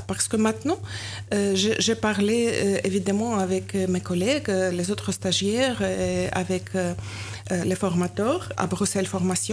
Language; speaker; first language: French; non-native, learner; Ukrainian